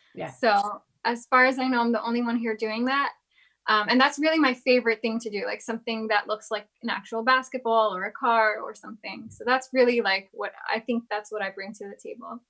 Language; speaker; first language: English; native; English